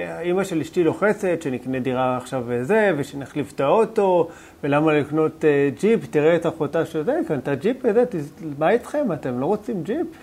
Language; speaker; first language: Hebrew; native; Hebrew